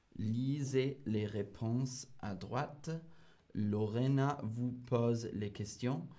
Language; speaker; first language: French; non-native, fluent; English